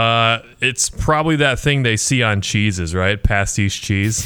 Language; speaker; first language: English; native; English